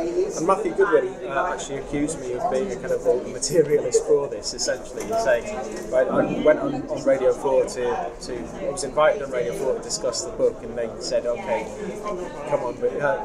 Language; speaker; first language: English; native; English